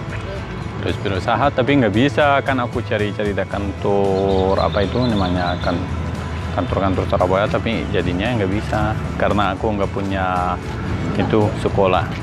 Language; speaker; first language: Indonesian; non-native, learner; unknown